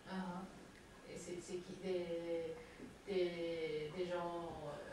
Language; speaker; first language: French; non-native, fluent; Japanese